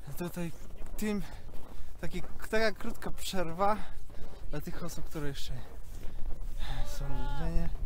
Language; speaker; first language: Polish; non-native, learner; Russian